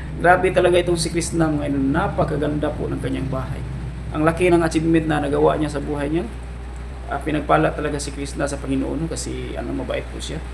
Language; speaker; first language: Filipino; non-native, local second language; Cebuano